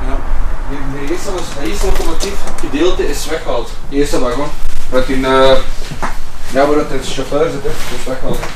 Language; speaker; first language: Dutch; native; Dutch